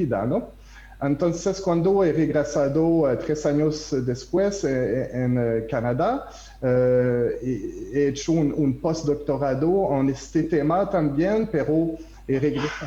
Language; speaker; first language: Spanish; non-native, learner; French